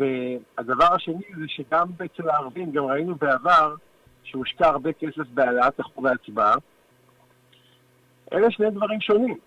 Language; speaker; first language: Hebrew; native; Hebrew